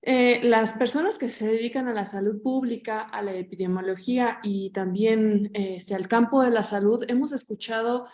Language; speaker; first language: Spanish; native; Spanish